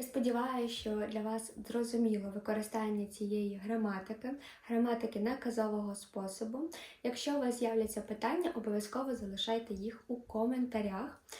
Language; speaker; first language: Ukrainian; native; Ukrainian